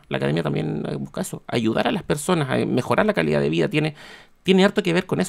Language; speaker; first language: Spanish; native; Spanish